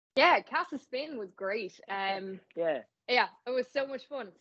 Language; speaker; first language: English; native; English